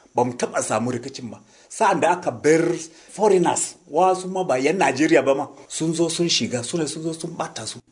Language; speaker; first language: Hausa; non-native, local second language; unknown